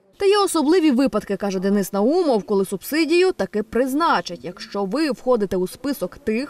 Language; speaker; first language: Ukrainian; native; Ukrainian